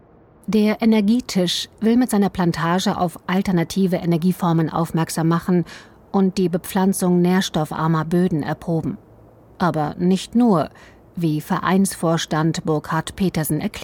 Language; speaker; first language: German; native; German